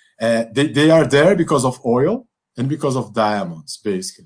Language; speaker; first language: English; non-native, fluent; Portuguese